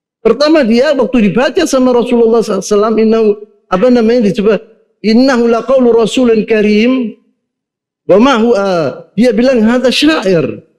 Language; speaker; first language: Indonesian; native; Indonesian